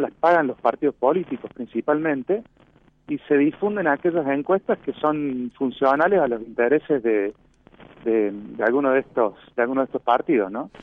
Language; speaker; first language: Spanish; native; Spanish